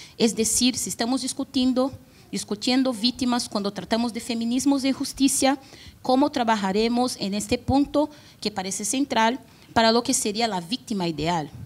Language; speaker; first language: Portuguese; native; Portuguese